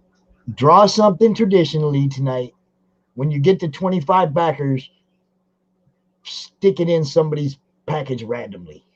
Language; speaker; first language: English; native; English